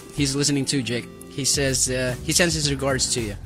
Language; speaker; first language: English; non-native, local second language; Waray